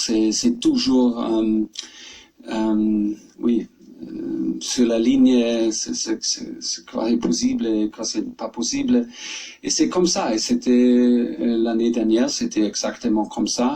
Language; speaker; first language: French; non-native, learner; German